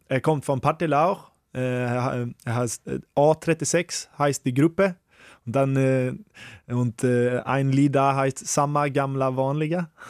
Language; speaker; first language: German; non-native, learner; Swedish